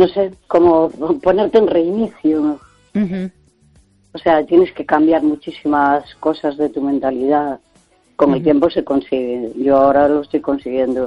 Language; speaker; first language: Spanish; native; Spanish